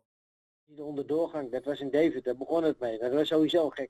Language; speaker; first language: Dutch; native; Dutch